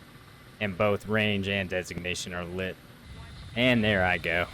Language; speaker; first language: English; native; English